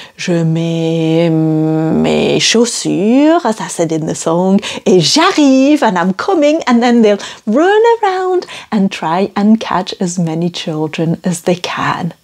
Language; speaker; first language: English; non-native, fluent; French